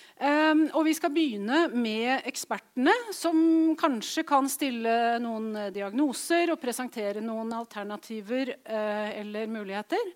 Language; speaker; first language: Norwegian; native; Norwegian